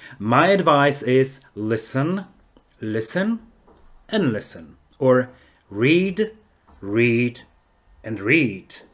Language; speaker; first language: English; non-native, fluent; Polish